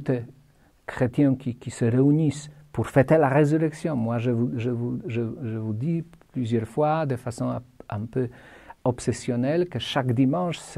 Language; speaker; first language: French; non-native, fluent; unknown